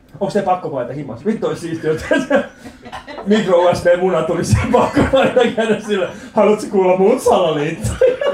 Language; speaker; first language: Finnish; early bilingual, other home language; Persian